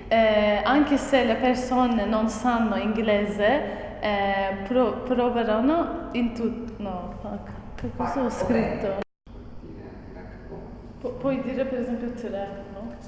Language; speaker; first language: Italian; non-native, fluent; Turkish